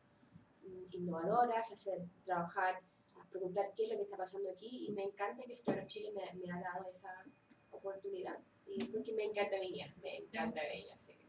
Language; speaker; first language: Spanish; early bilingual, heritage; Spanish